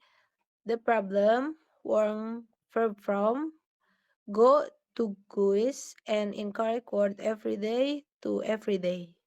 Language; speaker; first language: English; non-native, learner; Indonesian